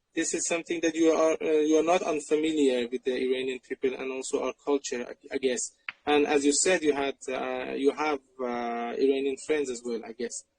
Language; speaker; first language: English; non-native, fluent; Persian